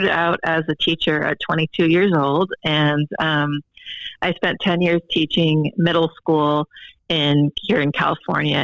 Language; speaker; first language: English; native; English